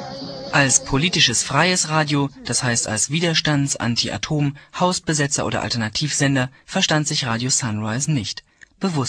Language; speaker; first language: German; native; German